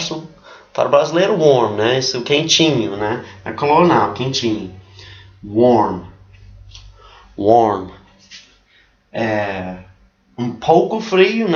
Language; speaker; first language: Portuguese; non-native, fluent; English